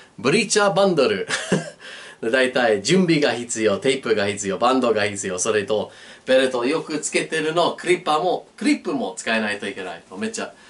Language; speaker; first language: Japanese; non-native, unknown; English